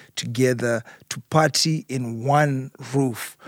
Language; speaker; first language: English; non-native, local second language; Shona